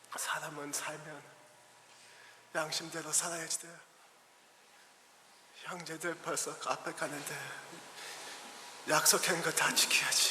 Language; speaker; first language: Korean; early bilingual, heritage; Korean